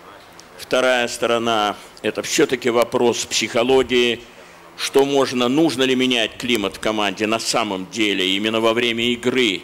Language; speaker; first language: Russian; native; Russian